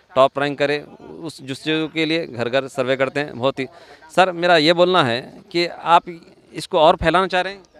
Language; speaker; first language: Hindi; non-native, local second language; Urdu